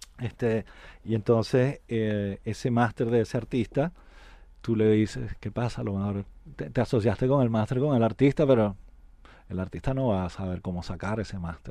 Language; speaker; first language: Spanish; native; Spanish